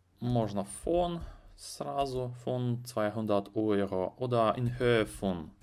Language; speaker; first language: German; non-native, fluent; Russian